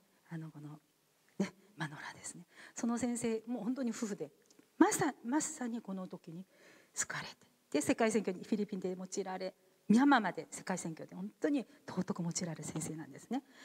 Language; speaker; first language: Japanese; non-native, fluent; Korean